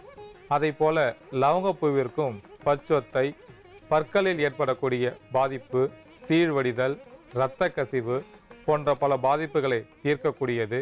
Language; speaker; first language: Tamil; native; Tamil